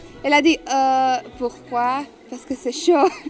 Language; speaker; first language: French; non-native, learner; Spanish